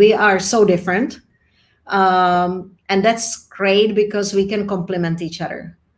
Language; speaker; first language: English; non-native, fluent; Czech